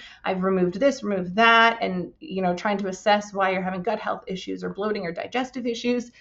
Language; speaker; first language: English; native; English